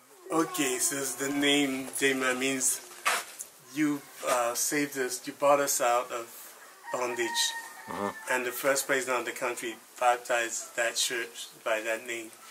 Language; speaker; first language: English; non-native, fluent; French